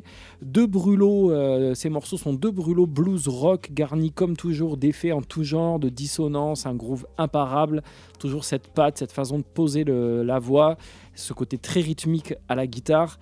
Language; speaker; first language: French; native; French